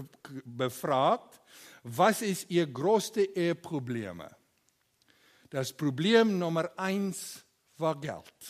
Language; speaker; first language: German; non-native, learner; Afrikaans